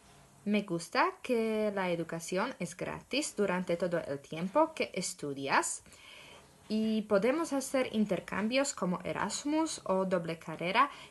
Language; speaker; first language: Spanish; non-native, learner; Slovak